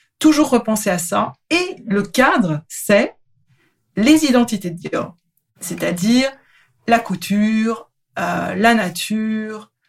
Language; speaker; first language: French; native; French